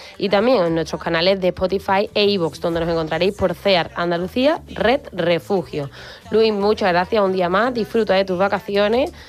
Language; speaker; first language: Spanish; native; Spanish